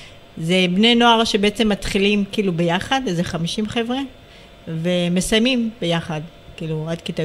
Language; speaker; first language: Hebrew; early bilingual, other home language; Amharic